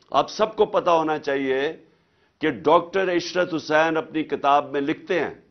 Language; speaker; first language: Urdu; native; Urdu